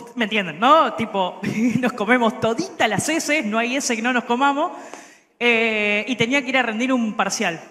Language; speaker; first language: Spanish; native; Spanish